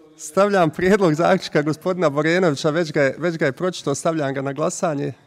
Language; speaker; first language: Bosnian; native; Bosnian